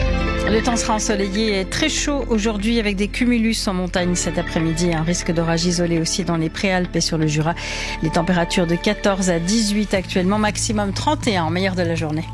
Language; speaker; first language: French; native; French